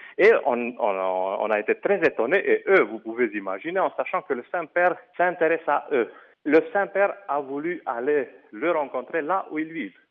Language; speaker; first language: French; non-native, fluent; Romanian